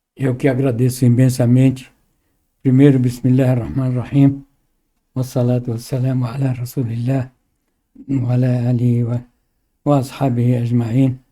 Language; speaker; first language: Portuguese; early bilingual, other home language; Arabic